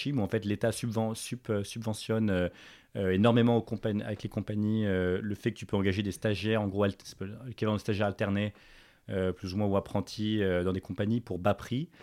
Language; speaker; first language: French; native; French